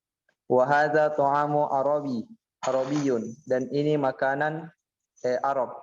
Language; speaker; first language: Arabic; non-native, learner; Indonesian